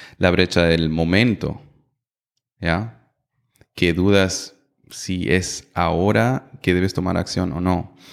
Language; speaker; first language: Spanish; non-native, fluent; German